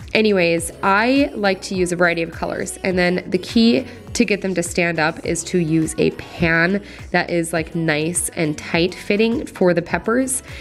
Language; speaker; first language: English; native; English